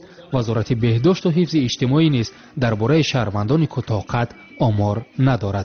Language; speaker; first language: Tajik; native; Tajik